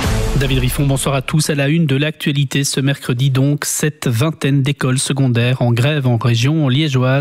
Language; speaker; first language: French; native; French